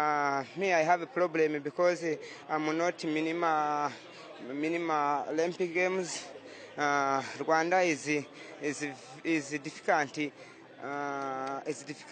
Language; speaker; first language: English; non-native, learner; Kinyarwanda